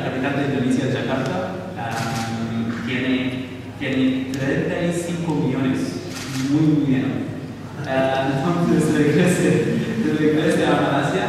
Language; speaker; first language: Spanish; non-native, learner; Arabic